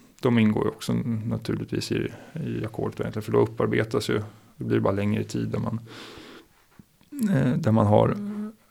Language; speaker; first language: Swedish; native; Swedish